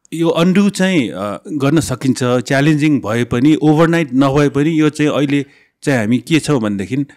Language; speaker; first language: Nepali; non-native, local second language; Newari